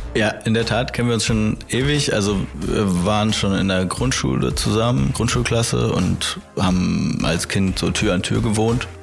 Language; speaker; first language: German; native; German